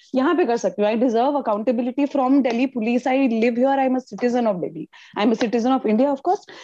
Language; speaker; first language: Hindi; native; Hindi